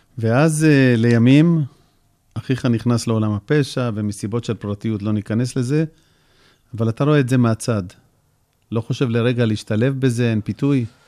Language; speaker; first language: Hebrew; native; Hebrew